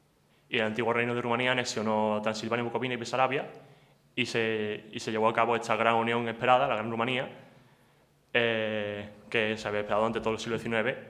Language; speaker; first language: Spanish; native; Spanish